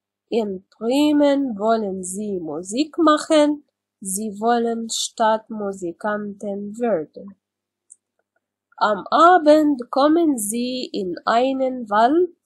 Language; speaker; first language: German; non-native, learner; Arabic